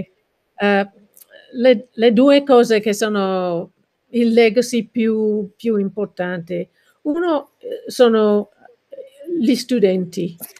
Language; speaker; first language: Italian; non-native, fluent; English